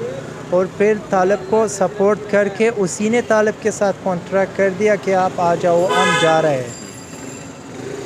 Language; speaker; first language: Hindi; non-native, learner; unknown